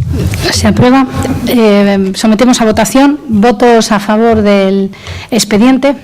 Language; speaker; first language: Spanish; native; Spanish